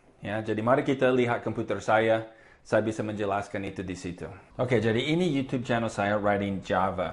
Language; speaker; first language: Indonesian; non-native, fluent; English